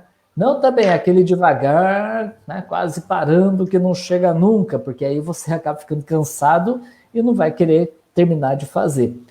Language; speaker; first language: Portuguese; native; Portuguese